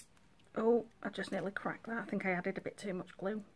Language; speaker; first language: English; native; English